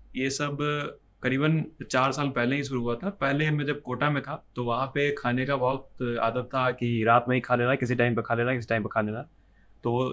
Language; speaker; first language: Hindi; native; Hindi